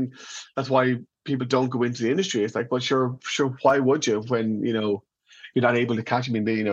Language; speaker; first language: English; native; English